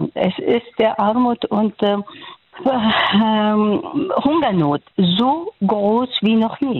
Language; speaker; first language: German; non-native, fluent; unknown